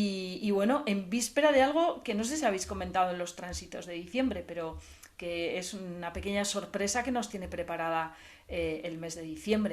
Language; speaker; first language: Spanish; native; Spanish